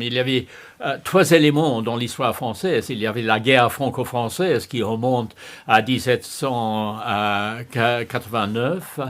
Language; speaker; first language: French; non-native, fluent; English